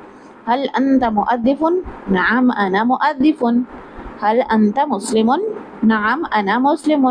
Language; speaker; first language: Arabic; non-native, fluent; Urdu